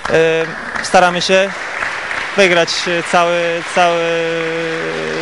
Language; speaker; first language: Polish; non-native, fluent; Chinese